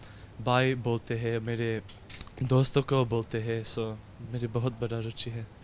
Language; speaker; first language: Hindi; early bilingual, heritage; Hindi